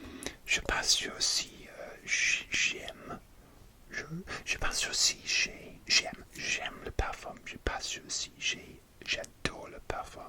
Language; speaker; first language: French; non-native, learner; English